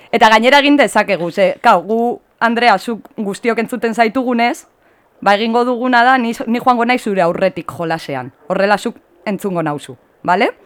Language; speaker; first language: Basque; native; Basque